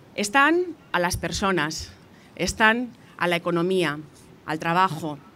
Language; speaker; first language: Spanish; non-native, local second language; Basque